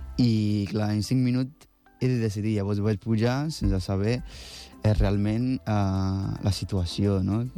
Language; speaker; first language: Catalan; non-native, fluent; Akan